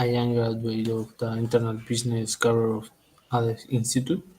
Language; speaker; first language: English; non-native, learner; Spanish